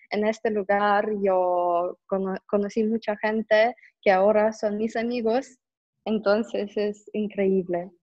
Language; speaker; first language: Spanish; non-native, fluent; Russian